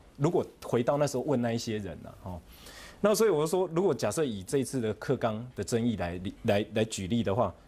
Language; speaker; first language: Chinese; native; Chinese